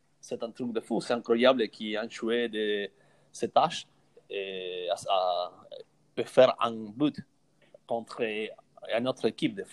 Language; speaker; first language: French; non-native, learner; Spanish